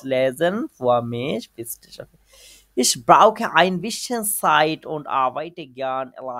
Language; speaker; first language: German; non-native, fluent; Bangla